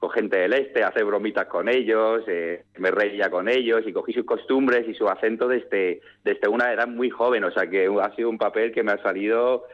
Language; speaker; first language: Spanish; early bilingual, other home language; English